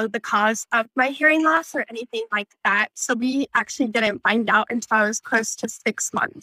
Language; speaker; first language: English; native; English